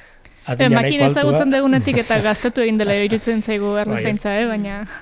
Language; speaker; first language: Basque; native; Basque